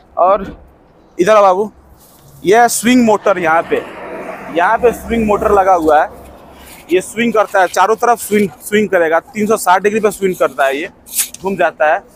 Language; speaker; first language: Hindi; native; Hindi